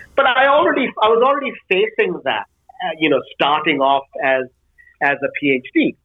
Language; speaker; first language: English; non-native, local second language; Bangla